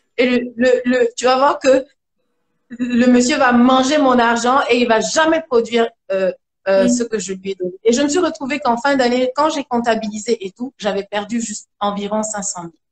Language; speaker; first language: French; non-native, local second language; Mandingo